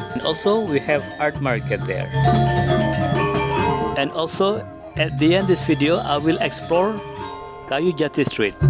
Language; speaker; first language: English; non-native, learner; Indonesian